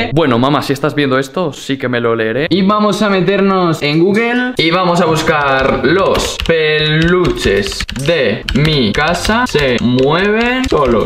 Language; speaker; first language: Spanish; native; Spanish